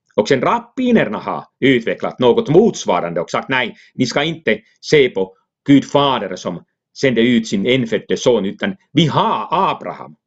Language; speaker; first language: Swedish; non-native, local second language; Finnish